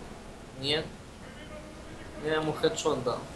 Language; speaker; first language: Russian; native; Russian